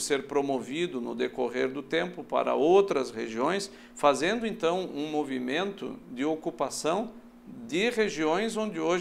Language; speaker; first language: Portuguese; native; Portuguese